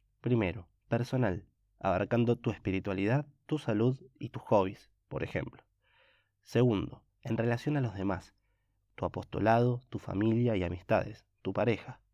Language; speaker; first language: Spanish; native; Spanish